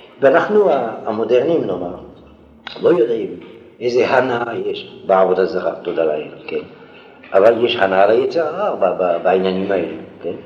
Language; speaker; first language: Hebrew; non-native, fluent; French